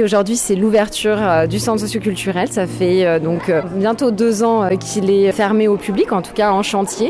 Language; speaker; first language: French; native; French